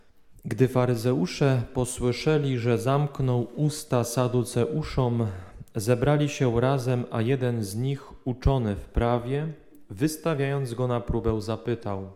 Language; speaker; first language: Polish; native; Polish